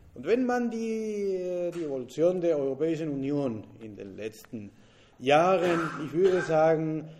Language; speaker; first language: German; non-native, fluent; Spanish